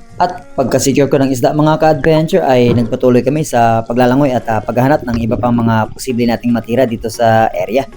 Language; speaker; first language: Filipino; non-native, local second language; Cebuano